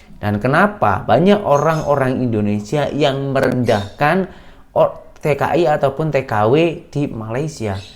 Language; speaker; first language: Indonesian; native; Indonesian